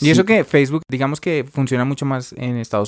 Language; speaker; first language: Spanish; native; Spanish